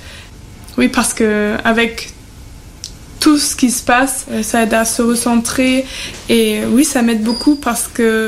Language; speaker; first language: French; non-native, fluent; German